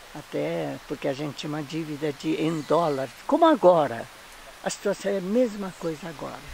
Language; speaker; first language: Portuguese; native; Portuguese